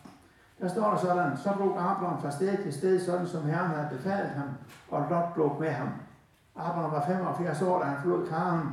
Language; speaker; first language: Danish; native; Danish